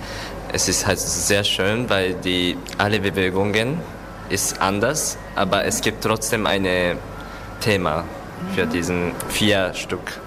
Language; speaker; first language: German; non-native, learner; Japanese